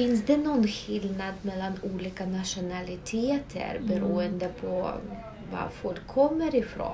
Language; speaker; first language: Swedish; non-native, fluent; Russian